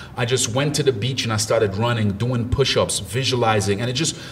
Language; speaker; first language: English; early bilingual, other home language; French